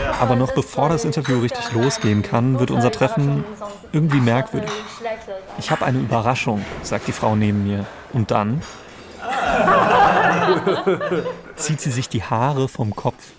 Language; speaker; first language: German; native; German